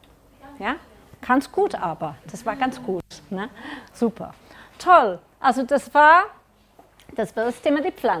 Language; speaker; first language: German; non-native, learner; Catalan